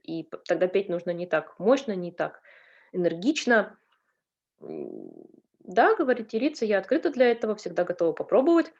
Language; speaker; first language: Russian; native; Russian